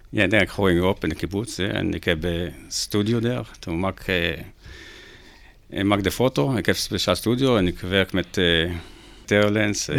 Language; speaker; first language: Dutch; non-native, learner; Hebrew